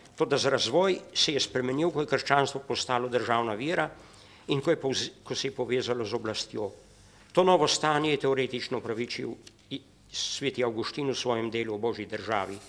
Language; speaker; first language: Slovenian; native; Slovenian